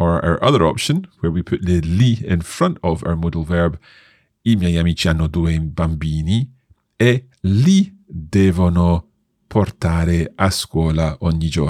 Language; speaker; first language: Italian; non-native, fluent; English